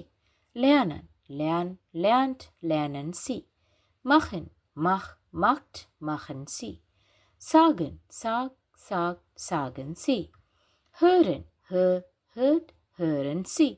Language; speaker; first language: German; non-native, fluent; Sinhala